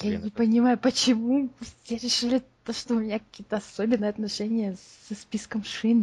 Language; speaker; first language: Russian; native; Russian